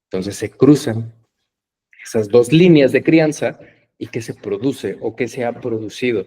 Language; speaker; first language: Spanish; native; Spanish